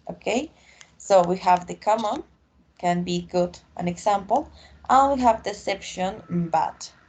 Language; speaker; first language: English; non-native, learner; Spanish